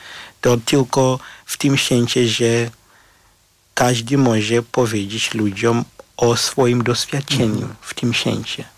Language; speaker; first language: Polish; non-native, fluent; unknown